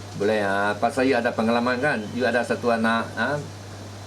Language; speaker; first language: Malay; native; Malay